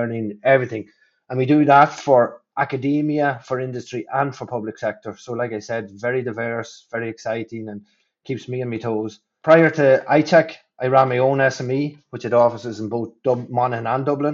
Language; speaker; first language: English; native; English